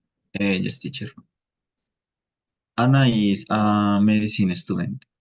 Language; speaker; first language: English; non-native, learner; Spanish